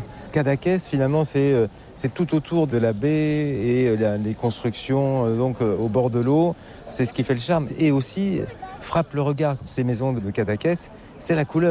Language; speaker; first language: French; native; French